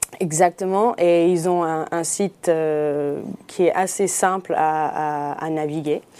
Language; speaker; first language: French; non-native, fluent; English